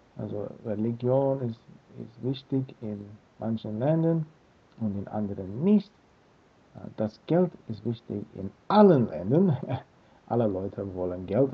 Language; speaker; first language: German; non-native, learner; English